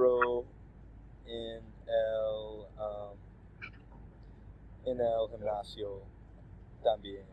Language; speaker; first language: Spanish; non-native, learner; English